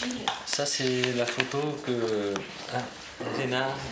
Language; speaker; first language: French; early bilingual, other home language; Korean